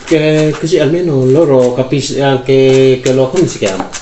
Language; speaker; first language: Italian; non-native, learner; Filipino